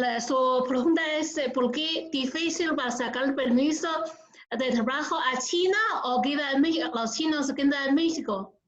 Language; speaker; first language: Spanish; non-native, learner; Chinese